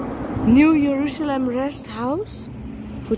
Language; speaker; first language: English; non-native, fluent; Dutch